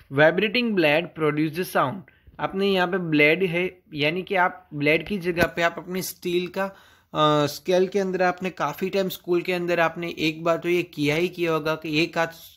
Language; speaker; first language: Hindi; non-native, local second language; Gujarati